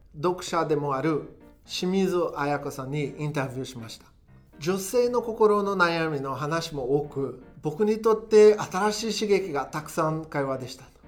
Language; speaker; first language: Japanese; non-native, fluent; Portuguese